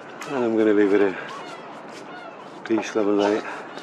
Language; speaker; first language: English; early bilingual, other home language; Spanish